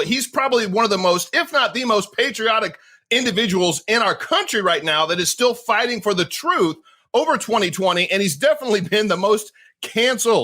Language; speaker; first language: English; native; English